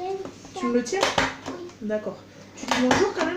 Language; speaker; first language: French; native; French